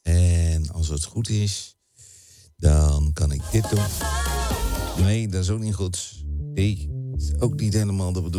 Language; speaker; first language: Dutch; native; Dutch